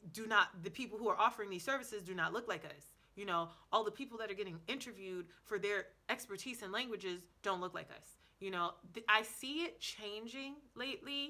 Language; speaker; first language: English; native; English